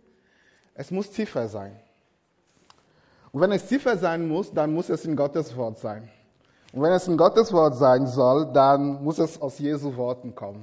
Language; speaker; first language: German; non-native, fluent; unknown